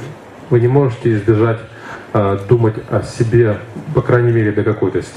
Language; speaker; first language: Russian; native; Russian